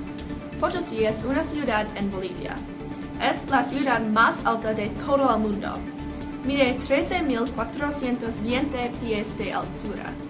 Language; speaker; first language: Spanish; non-native, learner; English